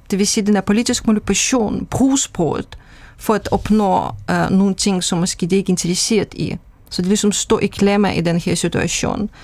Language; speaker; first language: Danish; non-native, fluent; Russian